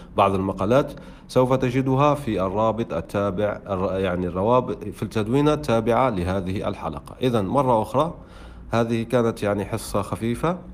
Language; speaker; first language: Arabic; native; Arabic